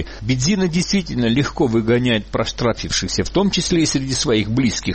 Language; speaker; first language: Russian; native; Russian